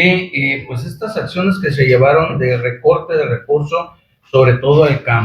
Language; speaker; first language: Spanish; native; Spanish